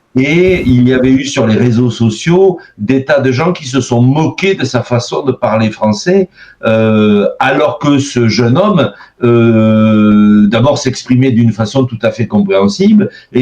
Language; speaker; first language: French; native; French